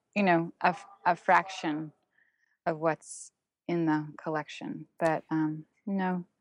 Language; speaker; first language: English; non-native, fluent; German